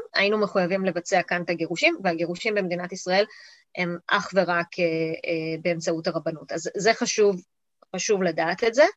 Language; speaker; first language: Hebrew; native; Hebrew